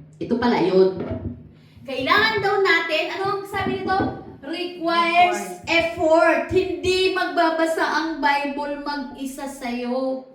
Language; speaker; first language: Filipino; non-native, local second language; Cebuano